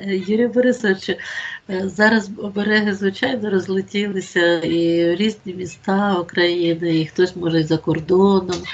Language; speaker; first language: Ukrainian; native; Ukrainian